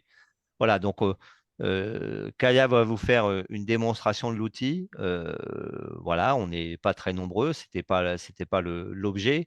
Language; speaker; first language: French; native; French